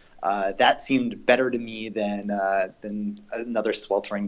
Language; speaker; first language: English; native; English